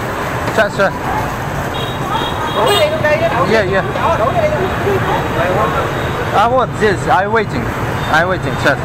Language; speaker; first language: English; non-native, learner; Russian